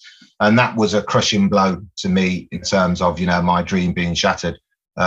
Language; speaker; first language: English; native; English